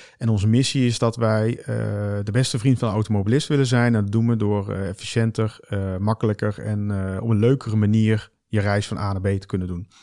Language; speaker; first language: Dutch; native; Dutch